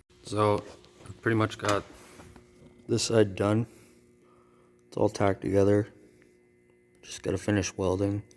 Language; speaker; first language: English; native; English